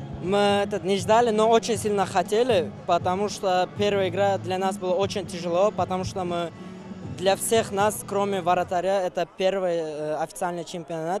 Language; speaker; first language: Russian; non-native, local second language; Uzbek